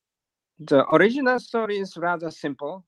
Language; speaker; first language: English; non-native, learner; Japanese